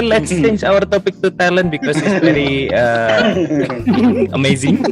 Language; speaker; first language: English; non-native, learner; Indonesian